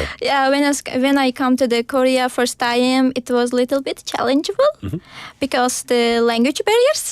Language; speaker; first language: English; non-native, learner; Uzbek